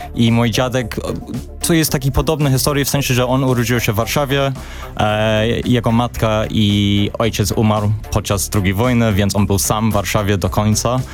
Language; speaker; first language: Polish; non-native, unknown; English